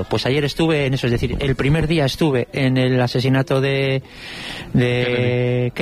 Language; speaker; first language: Spanish; native; Spanish